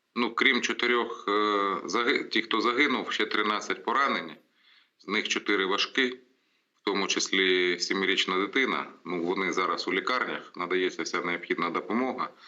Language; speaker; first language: Ukrainian; non-native, local second language; Russian